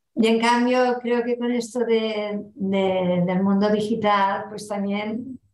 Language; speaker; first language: Spanish; non-native, local second language; Catalan